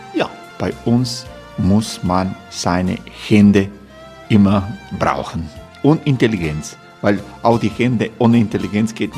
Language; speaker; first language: German; non-native, learner; Croatian